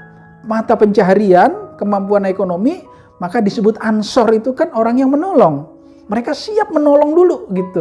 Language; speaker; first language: Indonesian; native; Indonesian